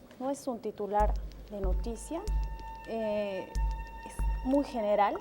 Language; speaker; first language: Spanish; native; Spanish